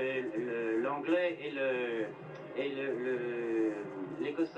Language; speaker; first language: French; native; French